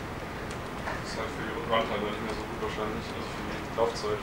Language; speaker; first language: German; native; German